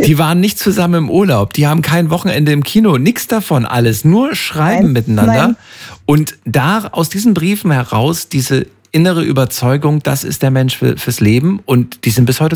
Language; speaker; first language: German; native; German